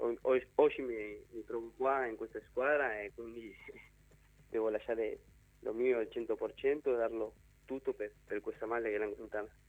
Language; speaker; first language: Italian; non-native, learner; Spanish